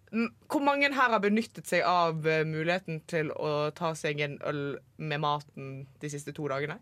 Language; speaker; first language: Norwegian; native; Norwegian